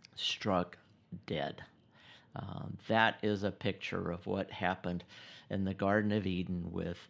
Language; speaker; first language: English; native; English